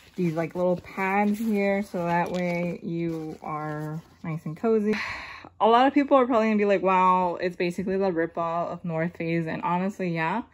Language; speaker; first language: English; native; English